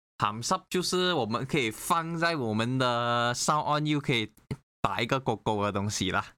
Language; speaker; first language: Chinese; native; Chinese